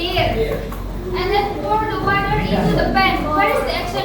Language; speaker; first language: English; non-native, learner; Indonesian